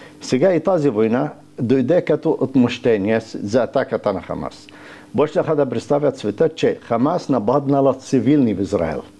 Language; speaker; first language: Bulgarian; non-native, fluent; Arabic